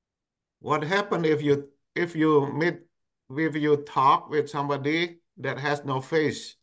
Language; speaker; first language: English; non-native, local second language; Indonesian